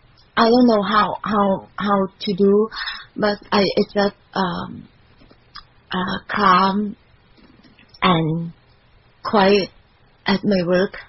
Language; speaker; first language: English; non-native, learner; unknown